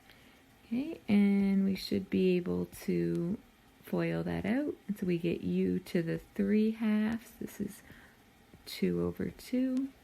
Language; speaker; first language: English; native; English